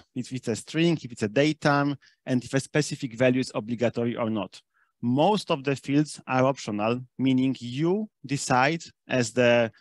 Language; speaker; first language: English; non-native, fluent; German